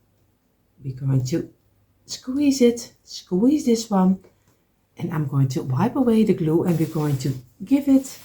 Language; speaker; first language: English; non-native, fluent; Dutch